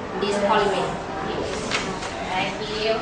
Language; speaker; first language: English; non-native, learner; Thai